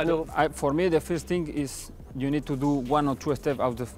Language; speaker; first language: English; non-native, learner; Spanish